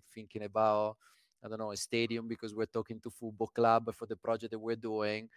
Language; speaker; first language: English; non-native, fluent; Italian